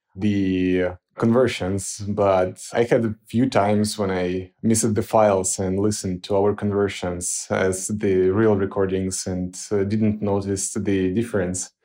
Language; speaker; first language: English; non-native, fluent; Ukrainian